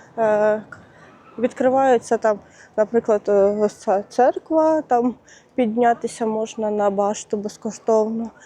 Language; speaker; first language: Ukrainian; non-native, local second language; Russian